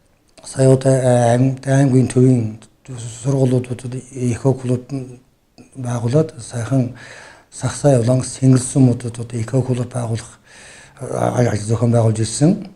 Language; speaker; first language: Mongolian; non-native, local second language; Kazakh